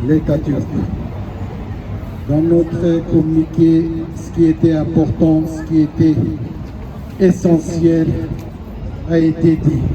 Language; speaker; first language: French; non-native, learner; Kurdish